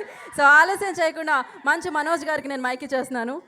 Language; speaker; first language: Telugu; native; Telugu